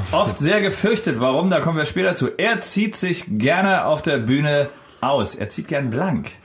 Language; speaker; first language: German; native; German